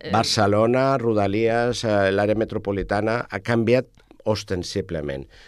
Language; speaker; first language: Catalan; native; Catalan